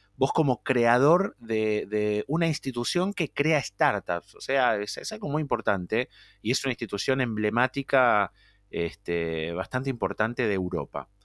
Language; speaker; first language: Spanish; native; Spanish